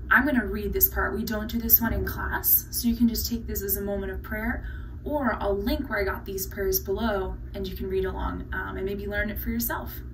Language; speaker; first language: English; native; English